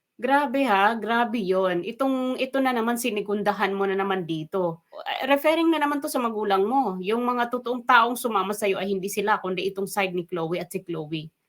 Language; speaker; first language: Filipino; non-native, local second language; Waray